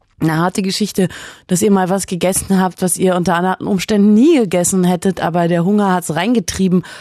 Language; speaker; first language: German; native; German